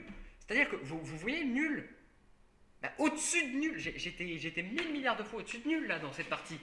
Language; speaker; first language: French; native; French